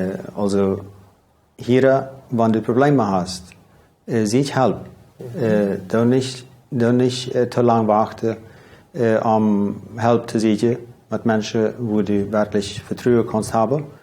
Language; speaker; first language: German; non-native, local second language; Plautdietsch